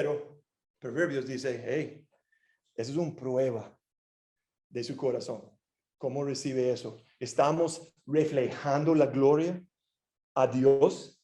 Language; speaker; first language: Spanish; non-native, fluent; English